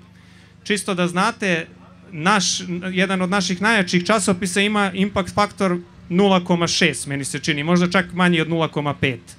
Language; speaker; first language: Serbian; native; Serbian